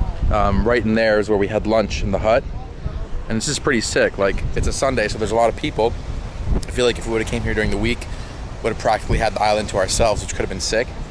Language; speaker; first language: English; native; English